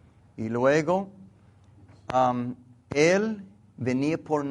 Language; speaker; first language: Spanish; non-native, learner; English